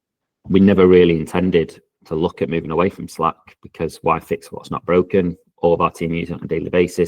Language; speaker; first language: English; native; English